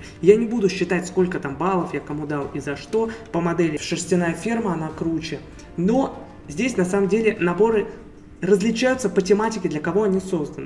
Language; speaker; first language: Russian; native; Russian